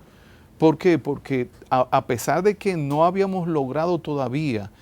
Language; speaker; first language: Spanish; native; Spanish